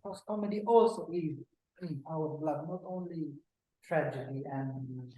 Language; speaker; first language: English; non-native, fluent; Romanian